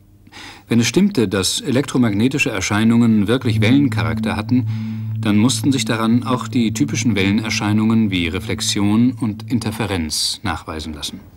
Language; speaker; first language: German; native; German